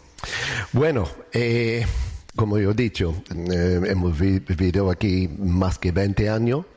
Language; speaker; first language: Spanish; non-native, learner; English